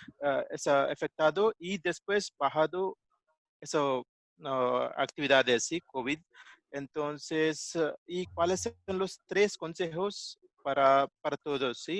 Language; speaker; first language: Spanish; non-native, learner; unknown